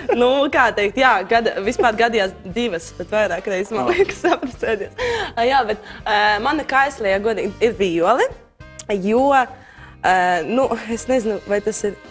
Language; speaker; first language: Latvian; non-native, fluent; Ukrainian